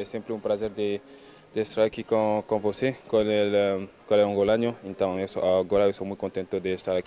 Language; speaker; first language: Portuguese; early bilingual, heritage; French